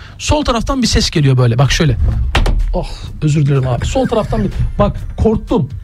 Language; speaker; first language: Turkish; native; Turkish